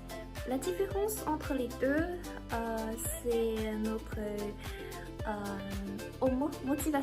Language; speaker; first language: French; non-native, learner; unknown